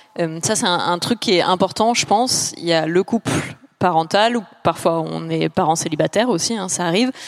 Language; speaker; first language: French; native; French